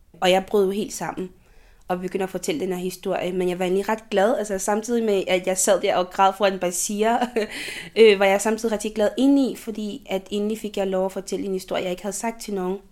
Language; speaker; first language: Danish; early bilingual, other home language; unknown